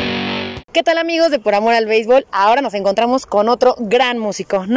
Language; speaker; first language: Spanish; native; Spanish